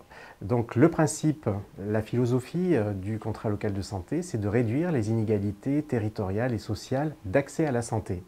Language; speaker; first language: French; native; French